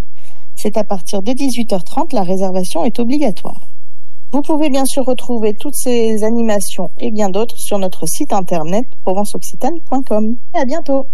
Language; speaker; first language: French; native; French